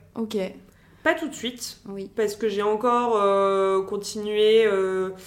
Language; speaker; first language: French; native; French